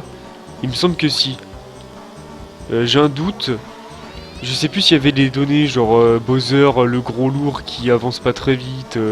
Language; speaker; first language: French; native; French